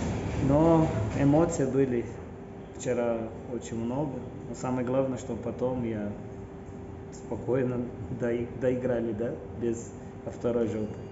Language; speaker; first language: Russian; non-native, fluent; Portuguese